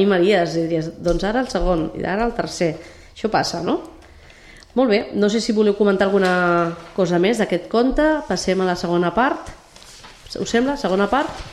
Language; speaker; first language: Catalan; native; Catalan